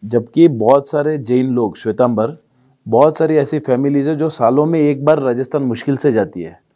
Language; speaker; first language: Hindi; non-native, local second language; Marwari